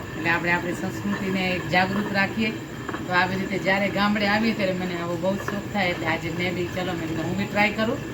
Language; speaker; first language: Gujarati; non-native, local second language; Kachhi